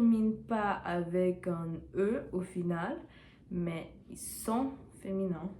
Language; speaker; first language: French; non-native, learner; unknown